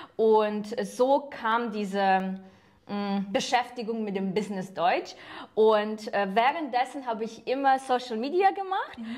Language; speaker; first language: German; non-native, fluent; Ukrainian